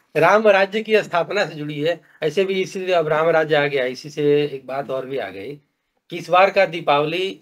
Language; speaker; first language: Hindi; native; Hindi